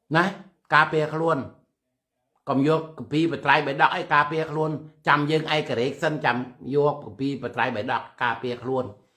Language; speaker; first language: Khmer; native; Khmer